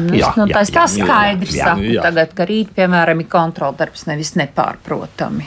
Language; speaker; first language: Latvian; native; Latvian